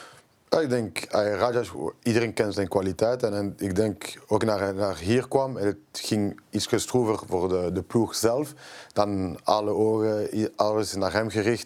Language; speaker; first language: Dutch; non-native, local second language; French